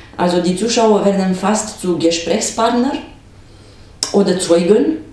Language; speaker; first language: German; non-native, fluent; Romanian